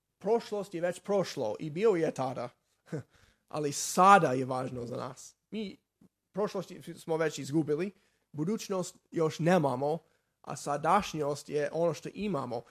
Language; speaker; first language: Serbian; non-native, fluent; Slovak